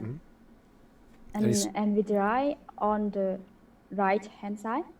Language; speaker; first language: English; non-native, learner; Khmer